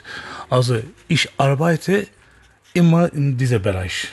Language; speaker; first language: German; non-native, learner; Turkish